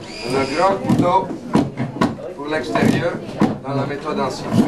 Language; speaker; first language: French; non-native, learner; Dutch